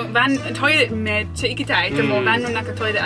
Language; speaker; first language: Japanese; non-native, learner; English